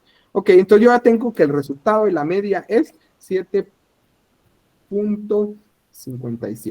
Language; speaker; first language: Spanish; native; Spanish